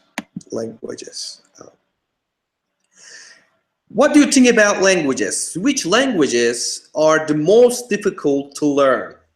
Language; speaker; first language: English; non-native, fluent; Turkish